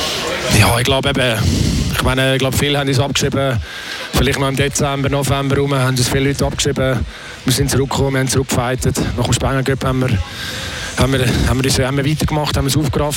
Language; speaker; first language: German; native; German